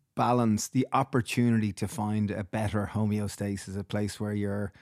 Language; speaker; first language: English; native; English